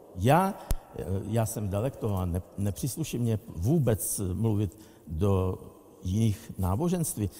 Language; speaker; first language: Czech; non-native, fluent; Russian